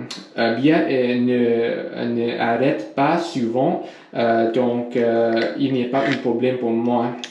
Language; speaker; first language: French; non-native, learner; English